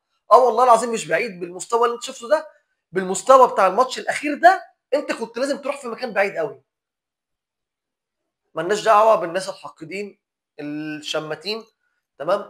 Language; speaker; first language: Arabic; native; Arabic